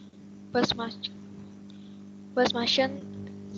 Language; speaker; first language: German; non-native, learner; Indonesian